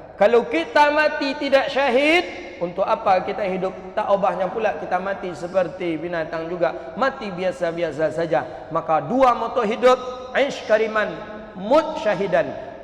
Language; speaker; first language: Malay; non-native, local second language; Minangkabau